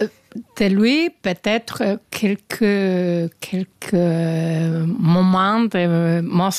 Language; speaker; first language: French; non-native, fluent; Spanish